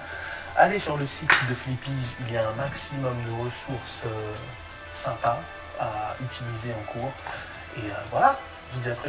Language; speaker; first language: French; native; French